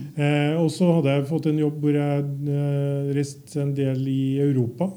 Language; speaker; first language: Norwegian; native; Norwegian